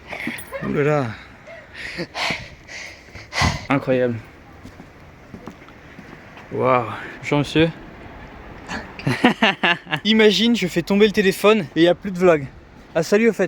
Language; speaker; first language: French; native; French